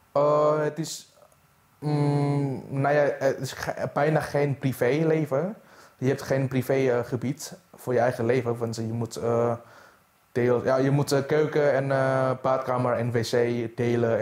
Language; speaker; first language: Dutch; non-native, fluent; Indonesian